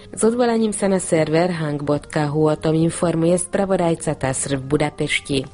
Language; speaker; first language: Slovak; non-native, local second language; Hungarian